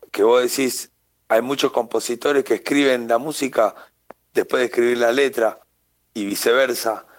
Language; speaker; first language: Spanish; native; Spanish